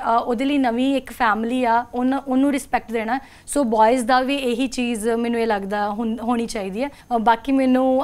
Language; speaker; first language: Punjabi; native; Punjabi